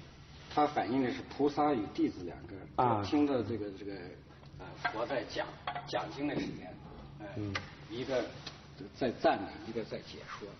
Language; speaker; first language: Chinese; native; Chinese